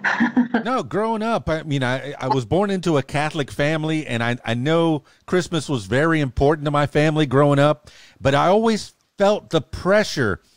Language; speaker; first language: English; native; English